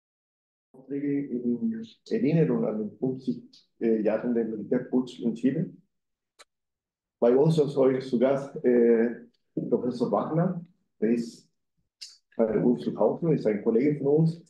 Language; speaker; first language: German; non-native, fluent; Spanish